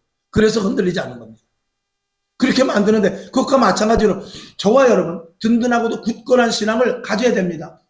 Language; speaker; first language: Korean; native; Korean